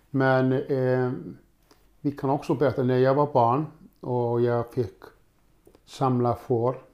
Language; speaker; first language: Swedish; non-native, fluent; Icelandic